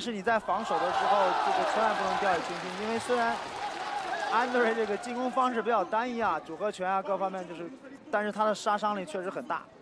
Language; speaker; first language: Chinese; native; Chinese